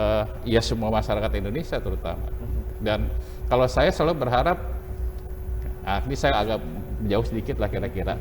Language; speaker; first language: Indonesian; native; Indonesian